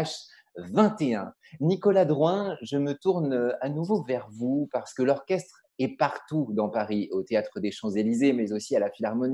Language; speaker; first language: French; native; French